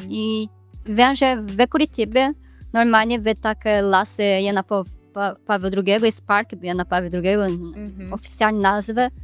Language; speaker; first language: Polish; non-native, learner; Portuguese